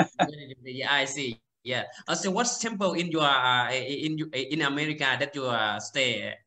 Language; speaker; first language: English; non-native, learner; Thai